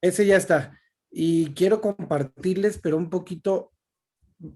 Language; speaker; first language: Spanish; native; Spanish